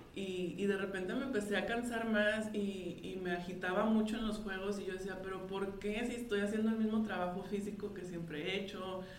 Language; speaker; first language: Spanish; native; Spanish